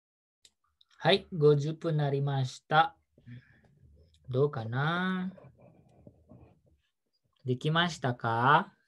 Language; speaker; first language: Japanese; non-native, fluent; Indonesian